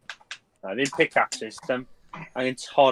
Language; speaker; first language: Welsh; native; Welsh